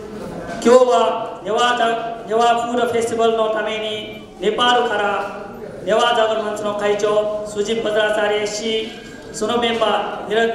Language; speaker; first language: Japanese; non-native, fluent; Newari